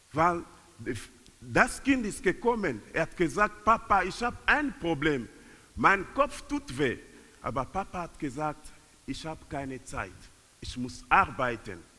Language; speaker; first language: German; non-native, learner; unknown